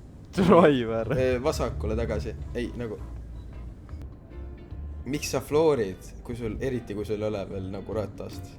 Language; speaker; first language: Estonian; native; Estonian